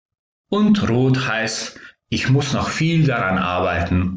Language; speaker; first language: German; non-native, fluent; Croatian